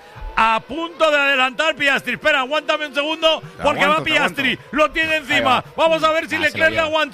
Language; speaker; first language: Spanish; native; Spanish